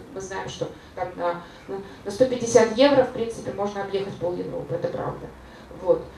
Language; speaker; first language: Russian; native; Russian